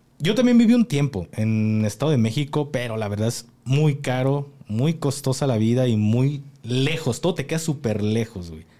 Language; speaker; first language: Spanish; native; Spanish